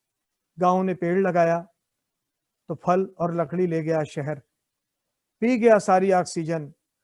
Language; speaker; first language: Hindi; native; Hindi